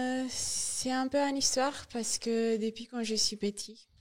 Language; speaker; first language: French; non-native, learner; Romanian